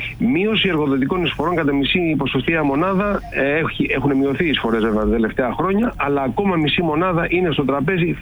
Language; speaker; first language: Greek; native; Greek